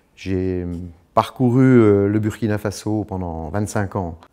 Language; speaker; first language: French; native; French